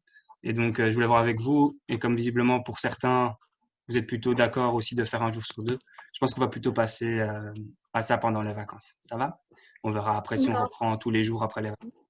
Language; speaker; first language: French; native; French